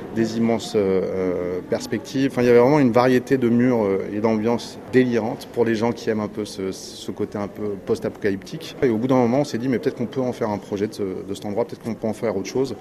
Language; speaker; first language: French; native; French